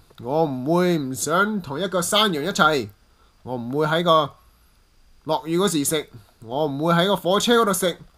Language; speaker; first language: Cantonese; early bilingual, heritage; English